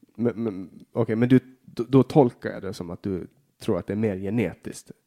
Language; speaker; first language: Swedish; native; Swedish